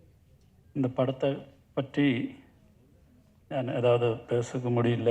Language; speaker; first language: Tamil; non-native, learner; Malayalam